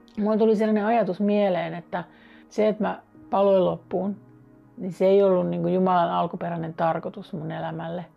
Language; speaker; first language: Finnish; native; Finnish